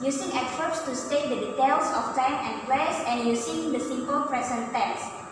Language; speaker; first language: English; non-native, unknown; Indonesian